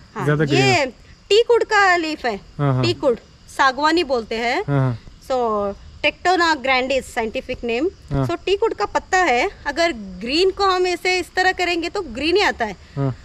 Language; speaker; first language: Hindi; non-native, local second language; Kannada